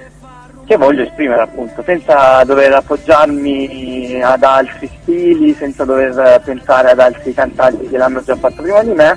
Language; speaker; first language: Italian; native; Italian